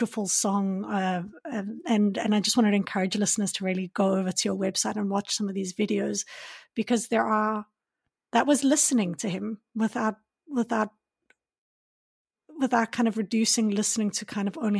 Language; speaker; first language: English; native; English